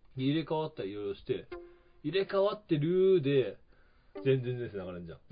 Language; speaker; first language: Japanese; native; Japanese